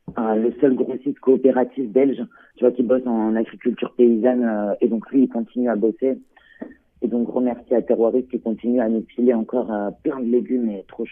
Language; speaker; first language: French; native; French